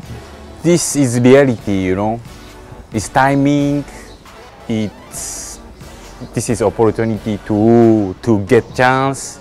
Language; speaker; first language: English; non-native, learner; Japanese